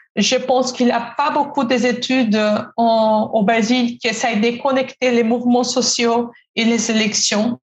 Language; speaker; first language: French; non-native, fluent; Portuguese